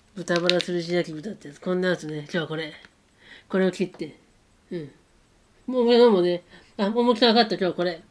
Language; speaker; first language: Japanese; native; Japanese